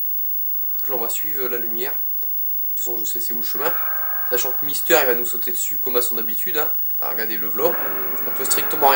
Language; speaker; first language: French; native; French